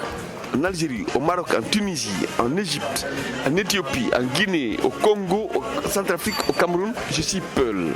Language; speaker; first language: French; non-native, local second language; Fula